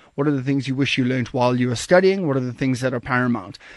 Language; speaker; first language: English; native; English